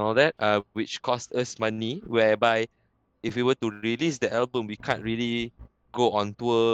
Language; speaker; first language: English; non-native, local second language; Malay